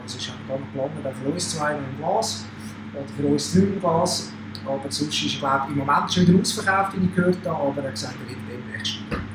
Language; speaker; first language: German; native; German